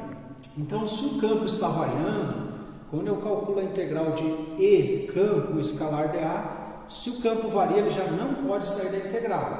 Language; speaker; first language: Portuguese; native; Portuguese